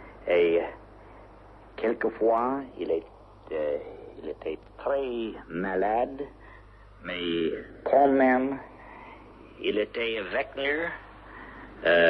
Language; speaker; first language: French; non-native, learner; English